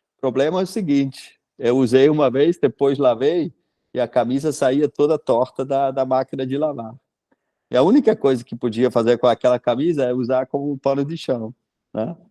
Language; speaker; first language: Portuguese; non-native, fluent; German